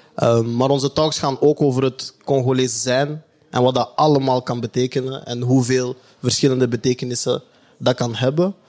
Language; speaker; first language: Dutch; native; Dutch